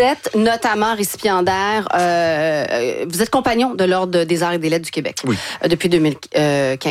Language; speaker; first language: French; native; French